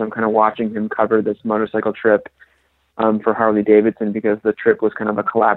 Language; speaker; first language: English; native; English